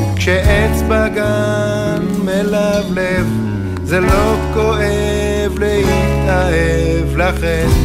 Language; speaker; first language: Hebrew; native; Hebrew